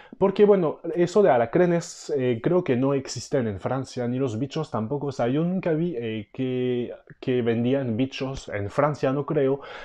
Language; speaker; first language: Spanish; non-native, fluent; French